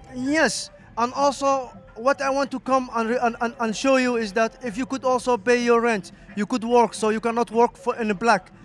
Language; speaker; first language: English; non-native, fluent; Somali